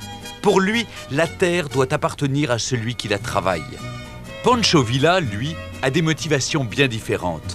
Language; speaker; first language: French; native; French